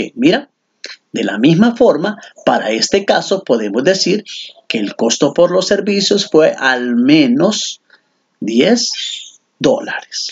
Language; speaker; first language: Spanish; native; Spanish